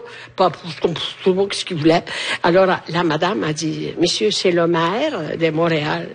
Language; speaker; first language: French; native; French